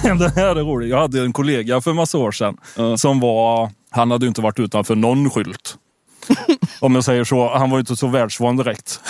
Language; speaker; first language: Swedish; native; Swedish